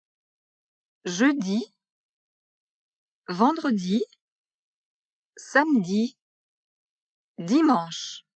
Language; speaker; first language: French; native; French